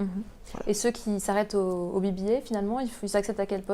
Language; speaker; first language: French; native; French